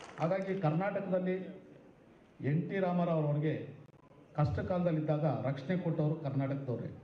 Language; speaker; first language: Kannada; non-native, local second language; Telugu